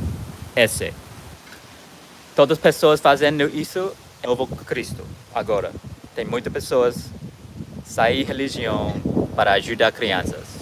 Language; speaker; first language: Portuguese; non-native, learner; English